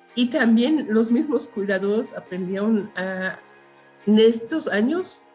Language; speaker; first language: Spanish; non-native, fluent; German